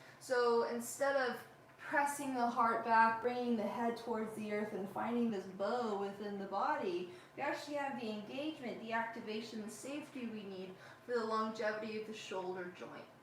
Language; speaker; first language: English; native; English